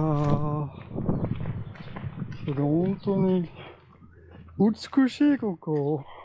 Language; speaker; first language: Japanese; non-native, learner; French